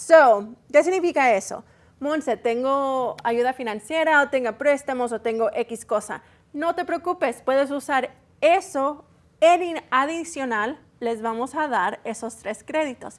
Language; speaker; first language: Spanish; early bilingual, heritage; Spanish